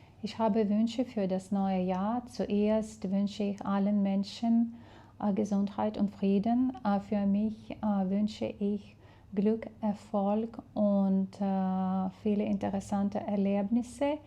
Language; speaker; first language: German; non-native, fluent; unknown